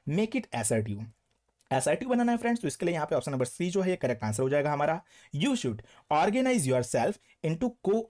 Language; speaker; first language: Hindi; non-native, local second language; Gujarati